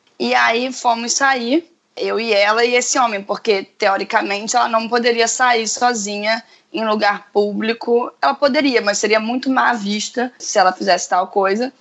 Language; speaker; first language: Portuguese; native; Portuguese